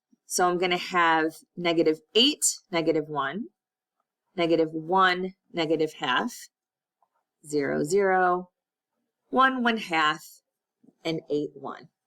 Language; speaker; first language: English; native; English